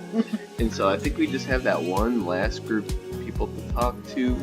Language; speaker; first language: English; native; English